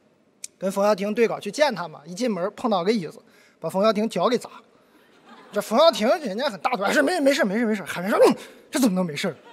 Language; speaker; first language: Chinese; native; Chinese